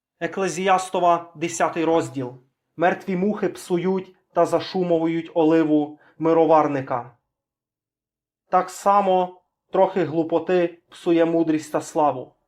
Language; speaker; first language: Ukrainian; native; Ukrainian